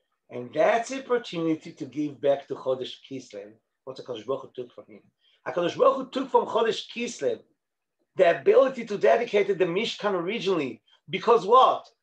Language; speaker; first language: English; non-native, fluent; Hebrew